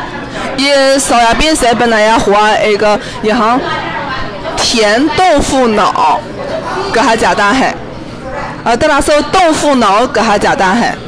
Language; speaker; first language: Hindi; non-native, fluent; Chinese